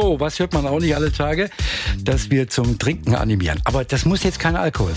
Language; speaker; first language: German; native; German